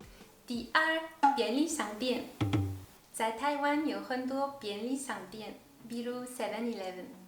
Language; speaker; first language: Chinese; non-native, fluent; French